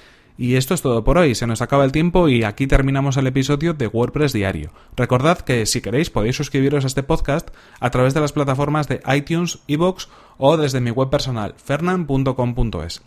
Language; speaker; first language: Spanish; native; Spanish